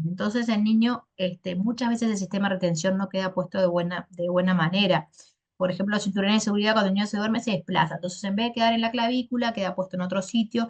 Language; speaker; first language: Spanish; native; Spanish